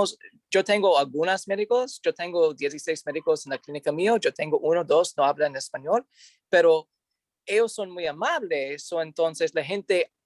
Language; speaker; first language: Spanish; non-native, learner; English